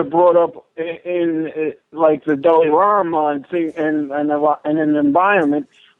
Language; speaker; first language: English; native; English